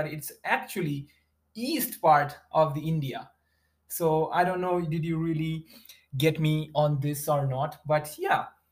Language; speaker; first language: English; non-native, local second language; Bangla